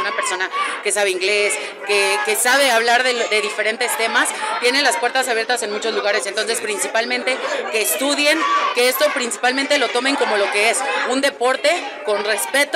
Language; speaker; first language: Spanish; native; Spanish